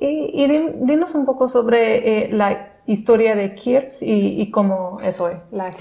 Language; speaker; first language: Spanish; non-native, fluent; English